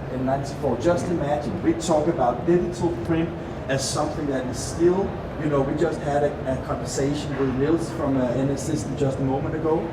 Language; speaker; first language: English; non-native, fluent; Danish